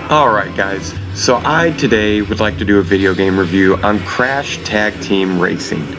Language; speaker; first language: English; native; English